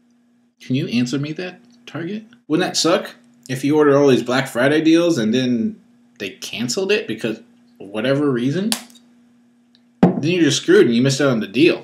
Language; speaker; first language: English; native; English